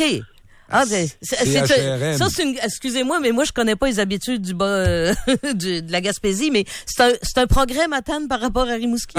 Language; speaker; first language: French; native; French